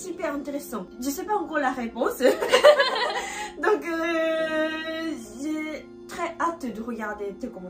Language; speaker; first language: French; non-native, learner; Japanese